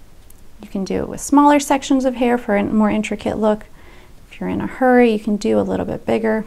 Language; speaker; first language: English; native; English